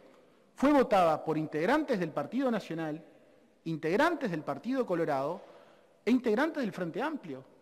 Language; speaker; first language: Spanish; native; Spanish